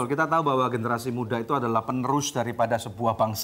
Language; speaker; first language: Indonesian; native; Indonesian